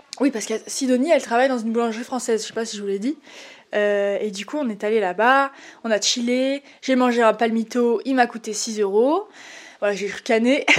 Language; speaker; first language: French; native; French